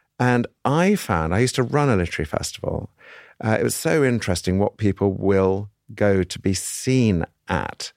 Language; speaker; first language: English; native; English